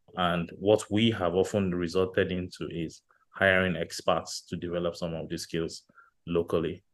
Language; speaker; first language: English; non-native, local second language; Yoruba